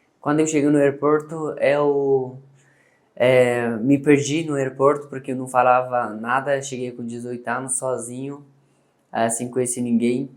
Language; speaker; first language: Portuguese; non-native, learner; Persian